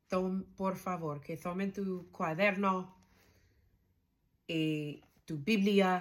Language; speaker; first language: Spanish; non-native, learner; English